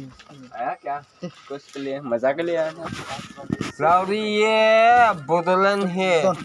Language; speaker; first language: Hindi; non-native, local second language; Bodo